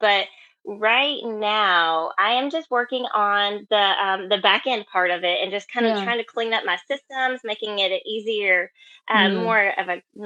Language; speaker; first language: English; native; English